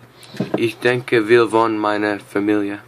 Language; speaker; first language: German; non-native, learner; English